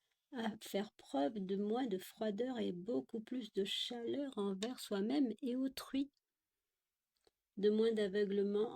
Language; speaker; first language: French; native; French